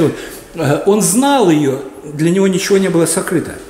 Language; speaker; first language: Russian; native; Russian